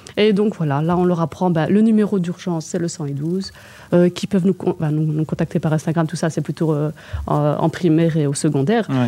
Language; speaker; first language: French; native; French